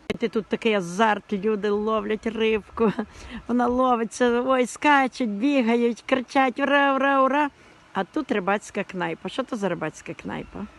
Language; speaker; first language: Ukrainian; native; Ukrainian